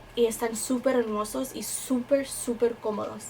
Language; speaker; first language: Spanish; early bilingual, heritage; Spanish